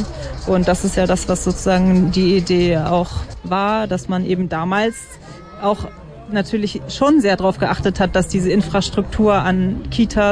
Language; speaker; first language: German; native; German